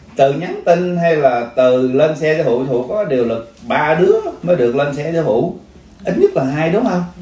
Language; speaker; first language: Vietnamese; early bilingual, heritage; Vietnamese